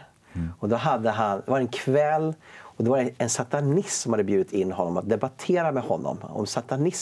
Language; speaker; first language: Swedish; native; Swedish